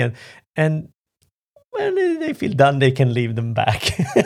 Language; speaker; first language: English; non-native, fluent; Swedish